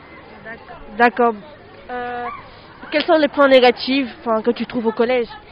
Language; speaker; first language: French; native; French